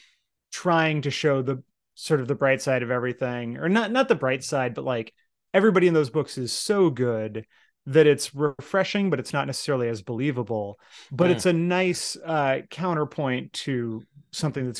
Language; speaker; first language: English; native; English